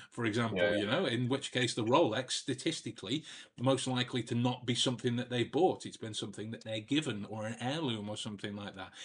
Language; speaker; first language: English; native; English